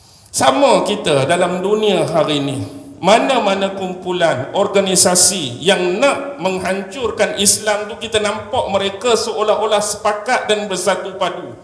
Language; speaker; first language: Malay; native; Malay